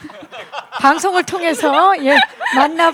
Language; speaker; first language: Korean; native; Korean